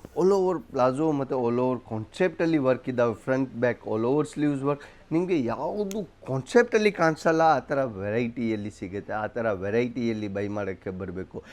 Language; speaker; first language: Kannada; non-native, local second language; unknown